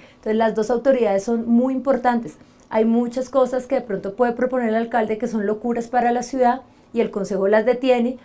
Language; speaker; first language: Spanish; native; Spanish